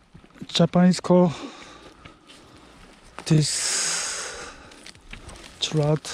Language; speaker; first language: English; non-native, learner; Japanese